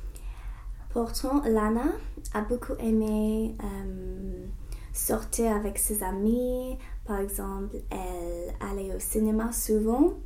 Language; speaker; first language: French; non-native, learner; English